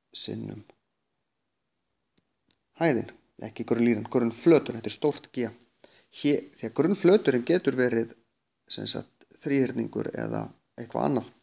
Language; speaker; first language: Icelandic; native; Icelandic